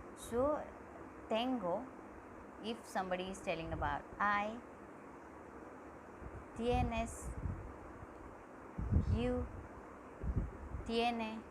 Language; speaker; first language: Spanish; non-native, learner; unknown